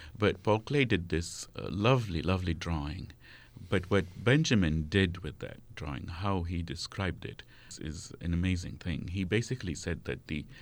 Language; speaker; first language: English; non-native, fluent; Arabic